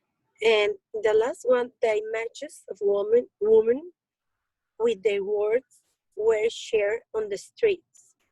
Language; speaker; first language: English; non-native, learner; Spanish